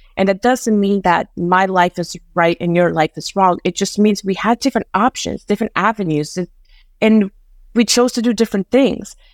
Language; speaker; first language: English; early bilingual, other home language; Persian